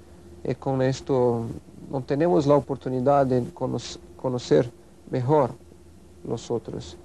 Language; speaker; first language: Spanish; non-native, fluent; Portuguese